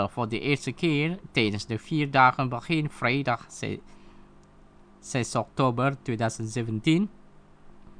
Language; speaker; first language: Dutch; non-native, fluent; Indonesian